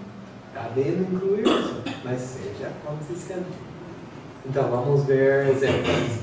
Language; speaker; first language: Portuguese; non-native, fluent; English